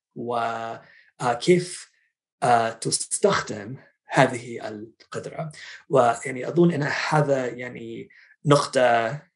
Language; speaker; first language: Arabic; non-native, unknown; English